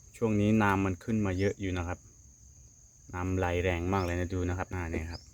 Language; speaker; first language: Thai; non-native, fluent; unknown